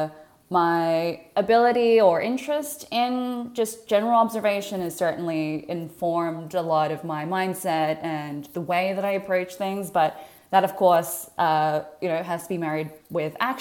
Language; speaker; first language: English; native; English